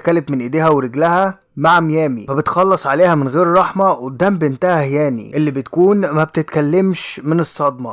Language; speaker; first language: Arabic; native; Arabic